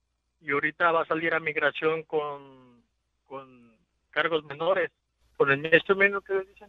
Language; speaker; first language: Spanish; native; Spanish